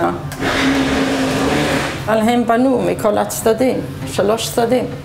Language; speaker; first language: Hebrew; non-native, fluent; English